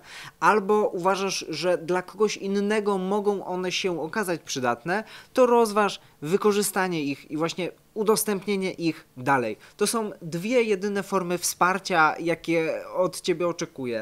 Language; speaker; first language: Polish; native; Polish